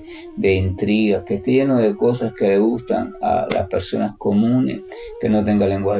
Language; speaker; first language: Spanish; native; Spanish